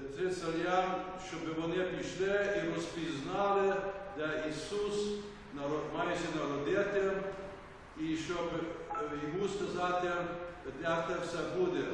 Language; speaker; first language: Ukrainian; early bilingual, heritage; Ukrainian